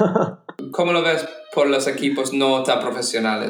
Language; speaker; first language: Spanish; non-native, fluent; English